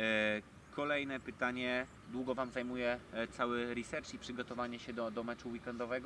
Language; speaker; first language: Polish; native; Polish